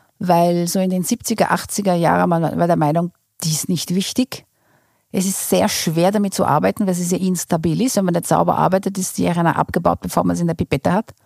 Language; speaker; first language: German; non-native, fluent; Portuguese